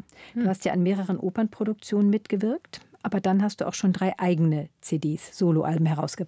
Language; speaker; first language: German; native; German